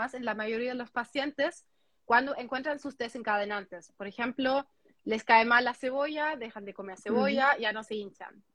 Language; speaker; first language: Spanish; non-native, fluent; German